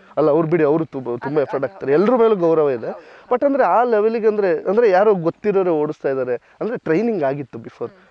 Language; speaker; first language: Kannada; native; Kannada